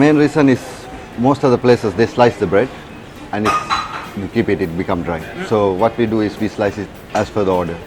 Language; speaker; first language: English; non-native, fluent; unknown